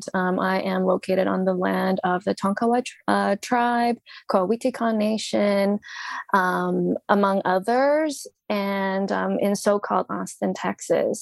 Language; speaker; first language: English; non-native, local second language; Cantonese